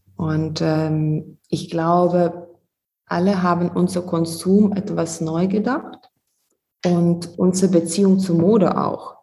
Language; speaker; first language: German; non-native, fluent; Lithuanian